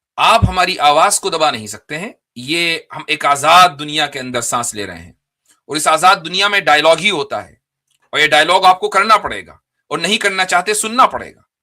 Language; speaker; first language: Urdu; native; Urdu